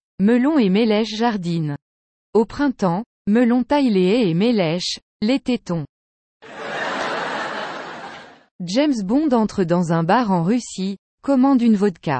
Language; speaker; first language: French; native; French